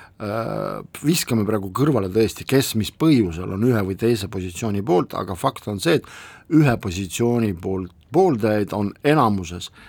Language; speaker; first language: Estonian; non-native, local second language; Russian